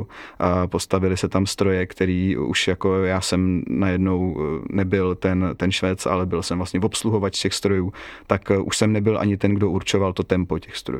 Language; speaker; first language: Czech; native; Czech